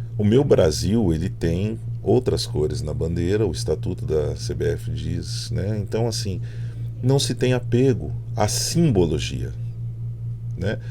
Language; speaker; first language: Portuguese; native; Portuguese